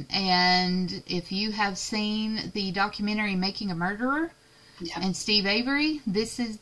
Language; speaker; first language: English; native; English